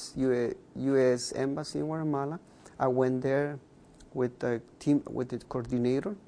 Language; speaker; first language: English; non-native, fluent; Kʼicheʼ